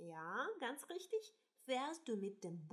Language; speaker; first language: German; non-native, fluent; Russian